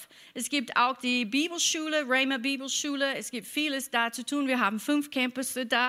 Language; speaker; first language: German; non-native, fluent; English